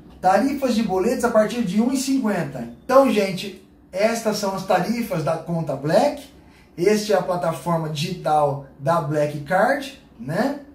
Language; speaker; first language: Portuguese; native; Portuguese